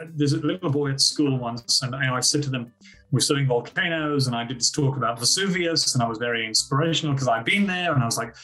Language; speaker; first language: English; native; English